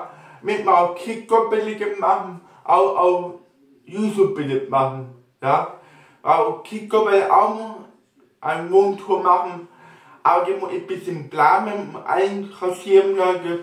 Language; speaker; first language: German; non-native, local second language; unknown